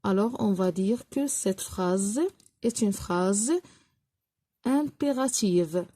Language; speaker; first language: French; non-native, local second language; Arabic